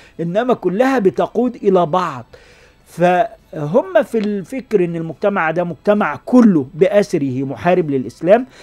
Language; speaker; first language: Arabic; native; Arabic